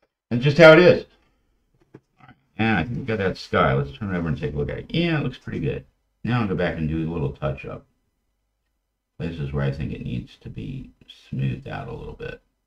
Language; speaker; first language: English; native; English